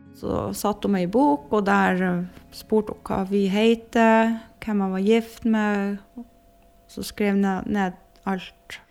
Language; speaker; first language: Norwegian; native; Norwegian